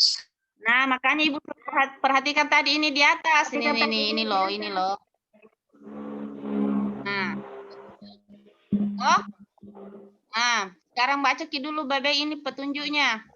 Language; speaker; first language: Indonesian; non-native, local second language; Buginese